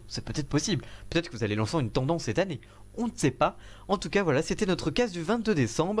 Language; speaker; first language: French; native; French